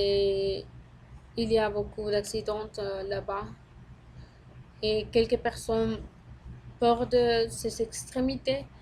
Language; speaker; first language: French; non-native, learner; Spanish